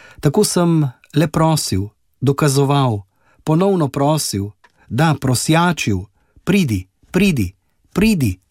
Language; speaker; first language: Slovenian; native; Slovenian